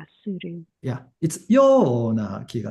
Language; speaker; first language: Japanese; non-native, fluent; English